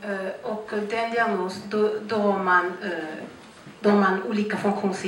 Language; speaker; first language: Swedish; non-native, fluent; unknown